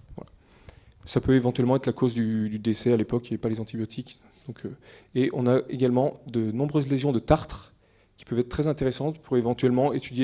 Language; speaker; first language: French; native; French